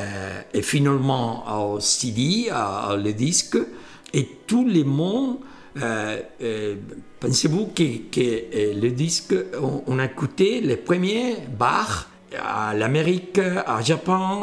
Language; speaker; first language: French; non-native, learner; Spanish